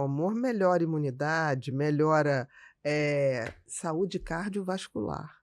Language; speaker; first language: Portuguese; native; Portuguese